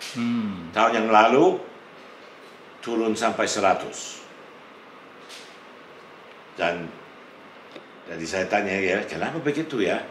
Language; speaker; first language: Indonesian; non-native, fluent; English